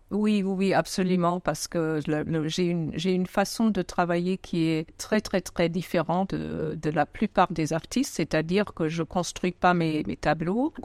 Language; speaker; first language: French; non-native, fluent; German